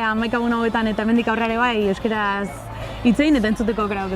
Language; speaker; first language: Basque; native; Basque